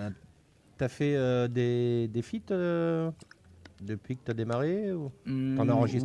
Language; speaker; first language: French; native; French